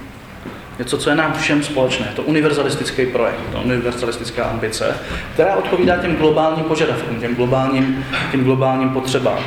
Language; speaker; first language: Czech; native; Czech